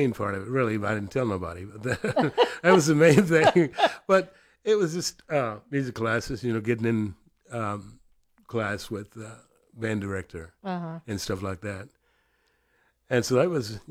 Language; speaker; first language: English; native; English